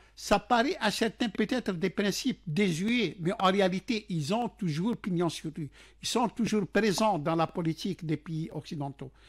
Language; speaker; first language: French; non-native, local second language; Arabic